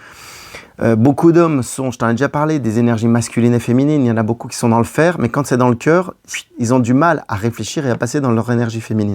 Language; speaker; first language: French; native; French